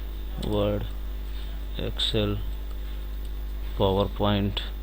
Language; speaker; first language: Hindi; native; Hindi